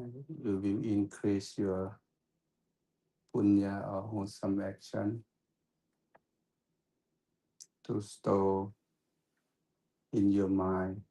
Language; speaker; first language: English; non-native, fluent; Thai